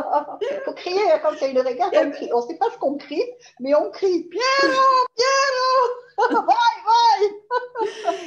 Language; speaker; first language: French; native; French